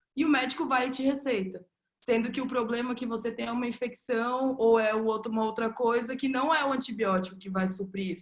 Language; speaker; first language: Portuguese; native; Portuguese